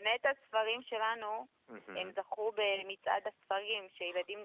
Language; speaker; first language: Hebrew; early bilingual, other home language; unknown